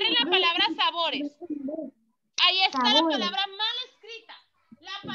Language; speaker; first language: Spanish; native; Spanish